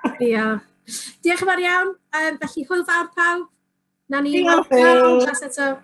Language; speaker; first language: Welsh; non-native, local second language; English